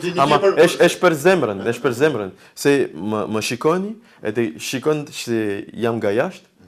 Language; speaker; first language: Albanian; non-native, learner; French